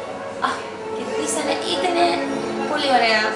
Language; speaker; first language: Greek; early bilingual, heritage; English